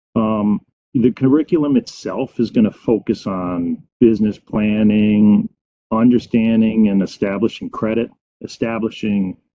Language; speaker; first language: English; native; English